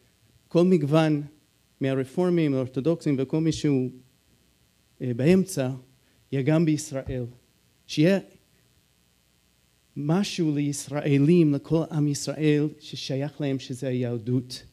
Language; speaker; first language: Hebrew; non-native, fluent; English